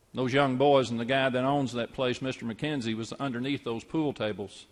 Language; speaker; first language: English; native; English